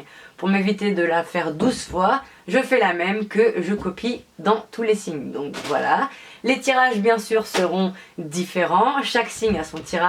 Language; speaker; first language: French; native; French